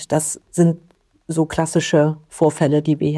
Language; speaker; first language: German; native; German